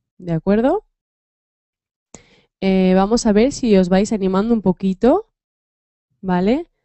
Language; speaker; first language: Spanish; native; Spanish